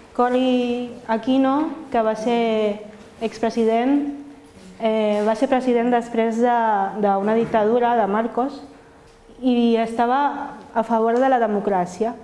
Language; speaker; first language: Catalan; early bilingual, other home language; Filipino